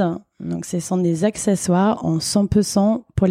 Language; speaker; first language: French; non-native, fluent; English